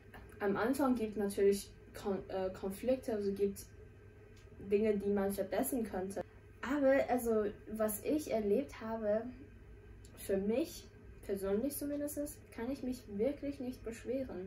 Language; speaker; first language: German; non-native, fluent; Chinese